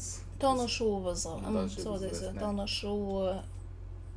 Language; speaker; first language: Japanese; non-native, learner; Tatar